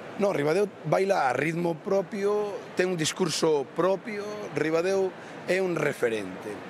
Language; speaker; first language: Galician; native; Galician